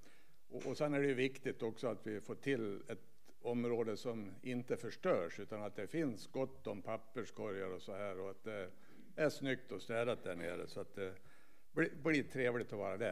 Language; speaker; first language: Swedish; native; Swedish